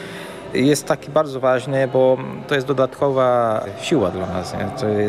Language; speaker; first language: Polish; early bilingual, heritage; Portuguese